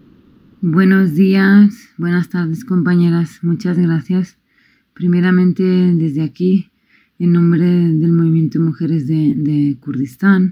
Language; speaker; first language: Spanish; non-native, fluent; Kurdish